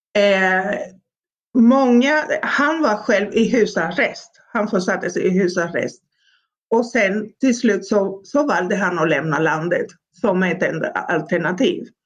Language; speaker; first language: Swedish; non-native, fluent; Spanish